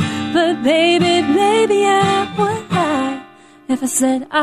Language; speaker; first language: English; native; English